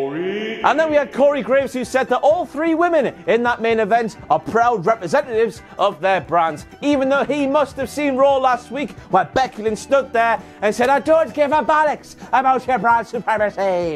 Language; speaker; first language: English; native; English